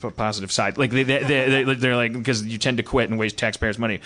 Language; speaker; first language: English; native; English